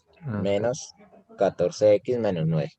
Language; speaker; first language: Spanish; native; Spanish